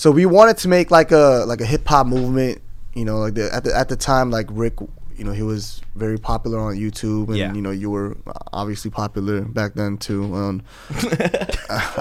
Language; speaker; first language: English; native; English